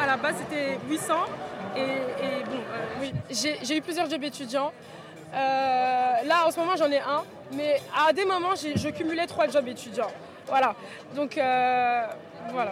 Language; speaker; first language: French; native; French